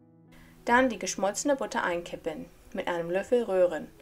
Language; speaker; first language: German; non-native, fluent; English